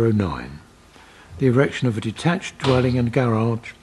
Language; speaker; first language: English; native; English